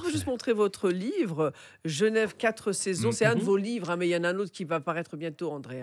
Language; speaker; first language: French; native; French